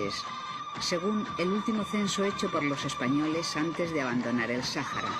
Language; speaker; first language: Spanish; native; Spanish